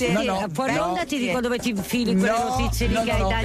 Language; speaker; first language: Italian; native; Italian